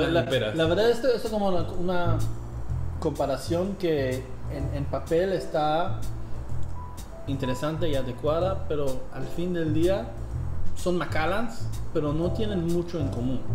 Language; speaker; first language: Spanish; non-native, fluent; English